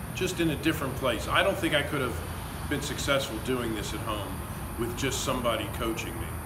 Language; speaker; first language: English; native; English